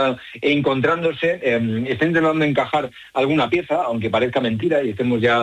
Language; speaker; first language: Spanish; native; Spanish